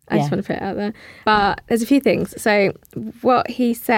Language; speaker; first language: English; native; English